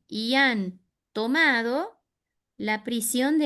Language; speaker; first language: Spanish; native; Spanish